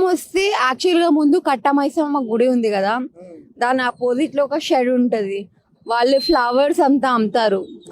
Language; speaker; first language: Telugu; non-native, local second language; Hindi